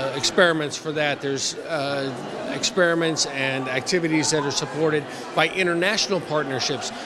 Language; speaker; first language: English; native; English